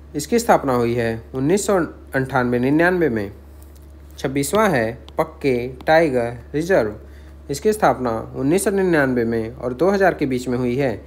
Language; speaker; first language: Hindi; native; Hindi